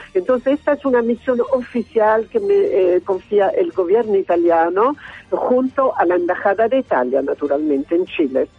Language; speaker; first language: Spanish; non-native, learner; Italian